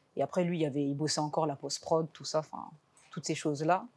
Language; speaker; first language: French; native; French